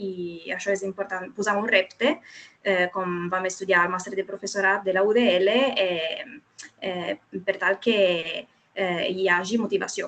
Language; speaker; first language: Catalan; non-native, fluent; Italian